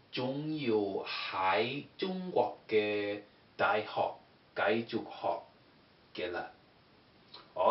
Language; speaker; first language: Cantonese; non-native, learner; English